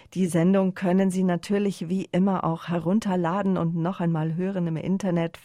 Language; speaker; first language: German; native; German